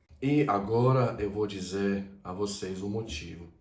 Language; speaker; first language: Portuguese; non-native, fluent; Croatian